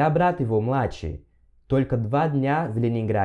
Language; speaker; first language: Russian; non-native, fluent; Portuguese